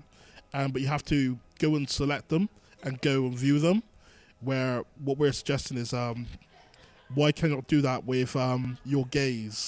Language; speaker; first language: English; native; English